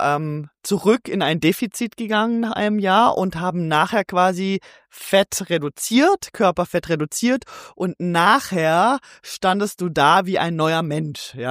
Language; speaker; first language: German; native; German